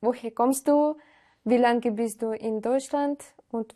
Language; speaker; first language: German; non-native, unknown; Russian